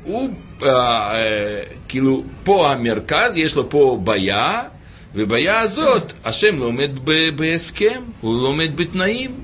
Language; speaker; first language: Hebrew; native; Hebrew